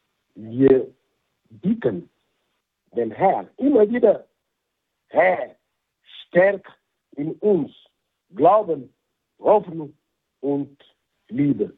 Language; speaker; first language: German; non-native, fluent; French